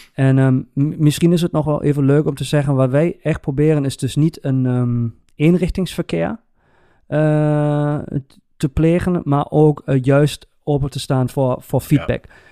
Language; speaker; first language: Dutch; native; Dutch